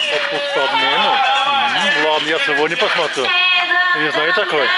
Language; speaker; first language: Russian; non-native, learner; English